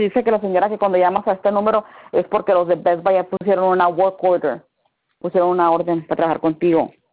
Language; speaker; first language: Spanish; early bilingual, heritage; Spanish